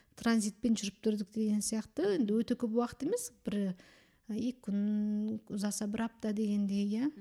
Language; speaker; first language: Kazakh; early bilingual, heritage; Kazakh